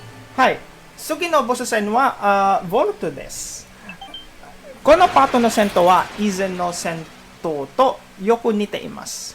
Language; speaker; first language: Japanese; non-native, learner; Filipino